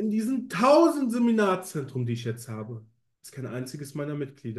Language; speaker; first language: German; native; German